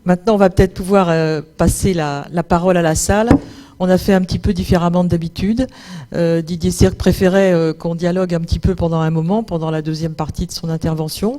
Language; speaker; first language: French; native; French